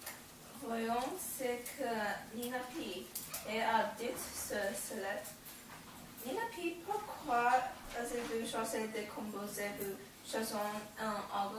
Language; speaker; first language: French; non-native, learner; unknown